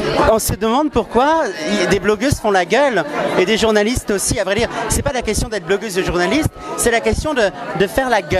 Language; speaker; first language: French; native; French